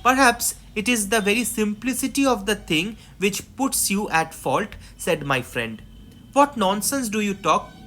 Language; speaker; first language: English; non-native, local second language; Bangla